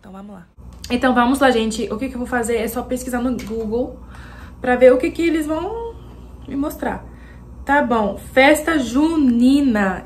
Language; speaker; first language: Portuguese; non-native, fluent; French